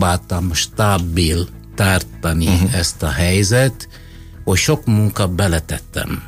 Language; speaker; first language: Hungarian; non-native, fluent; Italian